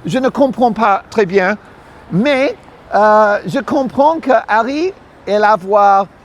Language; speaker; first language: French; non-native, learner; English